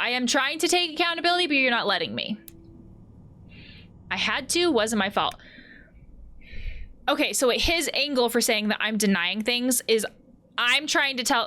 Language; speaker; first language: English; native; English